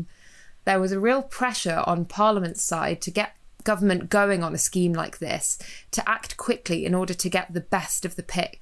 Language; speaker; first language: English; native; English